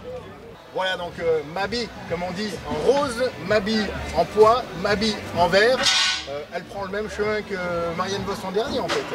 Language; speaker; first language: French; native; French